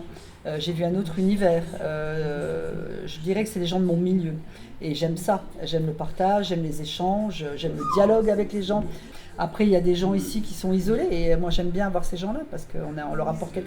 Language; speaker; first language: French; native; French